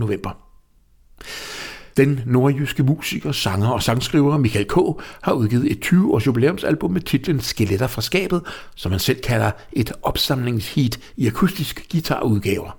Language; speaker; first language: Danish; native; Danish